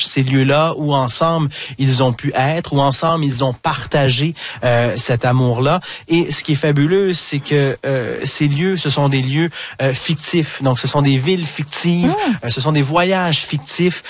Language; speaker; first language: French; native; French